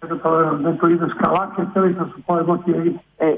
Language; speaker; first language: Greek; non-native, fluent; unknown